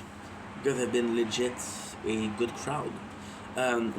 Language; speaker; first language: English; native; English